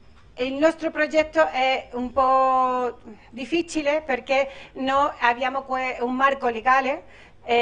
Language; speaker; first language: Italian; non-native, learner; Spanish